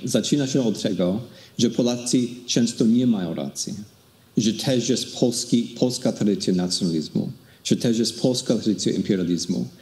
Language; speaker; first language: Polish; non-native, fluent; English